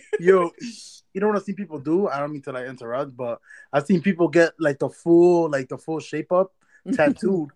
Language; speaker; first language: English; early bilingual, other home language; Spanish